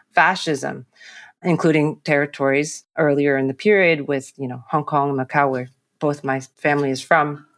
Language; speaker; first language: English; non-native, local second language; Cantonese